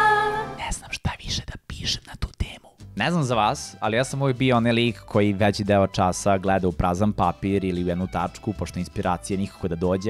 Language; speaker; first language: Serbian; native; Serbian